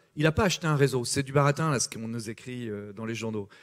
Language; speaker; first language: French; native; French